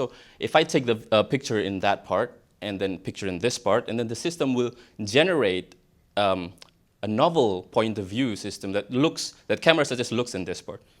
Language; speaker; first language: English; non-native, fluent; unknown